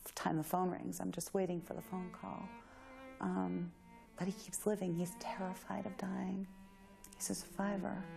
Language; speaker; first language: English; native; English